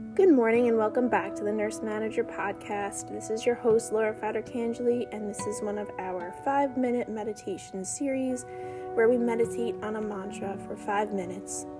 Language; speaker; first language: English; native; English